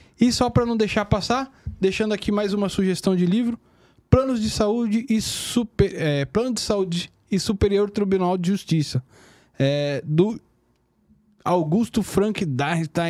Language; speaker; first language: Portuguese; native; Portuguese